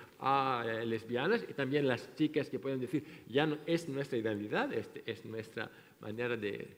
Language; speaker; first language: Spanish; non-native, fluent; French